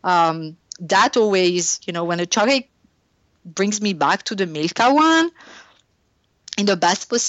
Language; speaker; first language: English; non-native, fluent; French